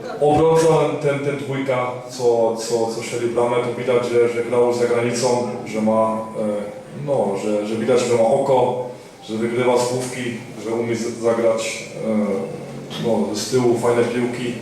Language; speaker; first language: Polish; early bilingual, heritage; Polish